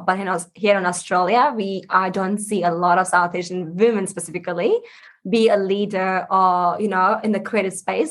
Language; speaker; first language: English; non-native, local second language; Punjabi